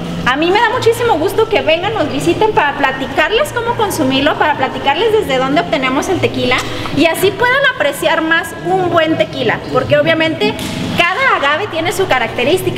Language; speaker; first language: Spanish; native; Spanish